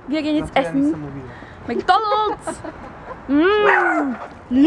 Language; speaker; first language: German; native; German